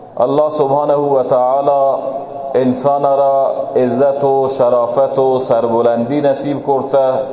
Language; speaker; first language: Persian; non-native, local second language; Baluchi